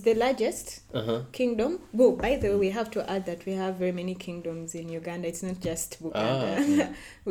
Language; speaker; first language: English; non-native, local second language; Ganda